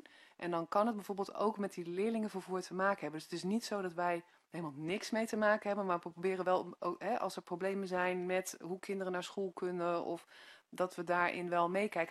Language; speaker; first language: Dutch; native; Dutch